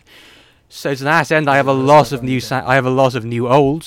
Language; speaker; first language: English; native; English